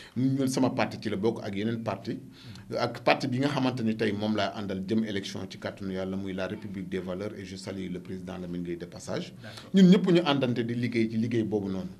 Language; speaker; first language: Wolof; native; Wolof